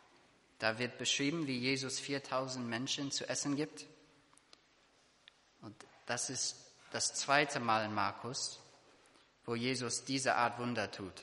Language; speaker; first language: German; non-native, fluent; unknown